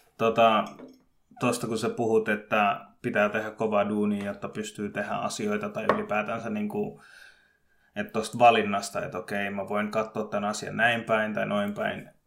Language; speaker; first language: Finnish; early bilingual, other home language; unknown